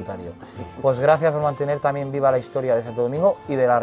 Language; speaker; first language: Spanish; native; Spanish